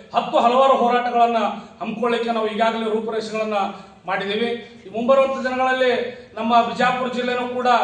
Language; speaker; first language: Kannada; native; Kannada